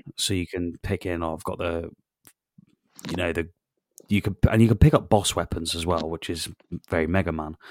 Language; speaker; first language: English; native; English